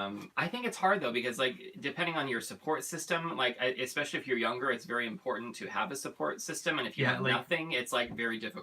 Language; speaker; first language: English; native; English